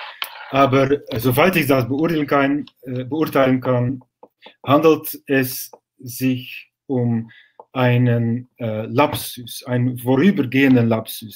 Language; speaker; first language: German; non-native, fluent; Dutch